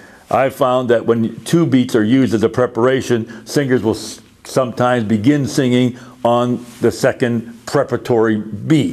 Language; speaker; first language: English; native; English